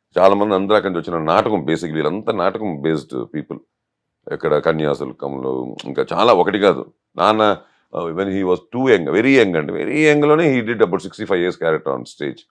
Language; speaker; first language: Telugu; native; Telugu